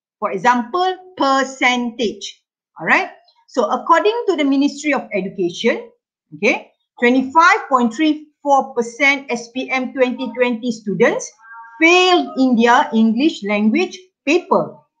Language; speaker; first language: English; non-native, local second language; Malay